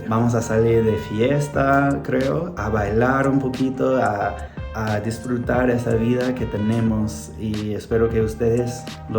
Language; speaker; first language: Spanish; non-native, fluent; English